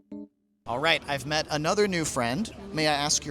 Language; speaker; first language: English; native; English